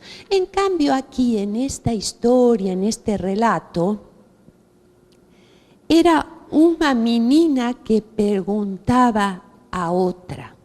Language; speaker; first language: Portuguese; non-native, fluent; Spanish